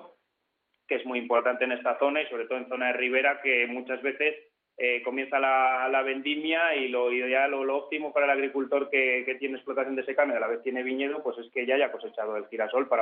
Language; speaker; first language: Spanish; native; Spanish